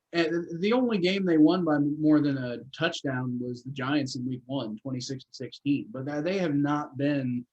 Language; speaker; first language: English; native; English